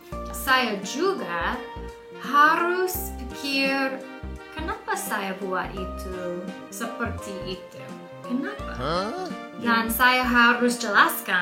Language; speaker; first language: Indonesian; non-native, learner; English